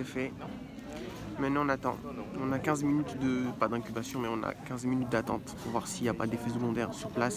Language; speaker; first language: French; native; French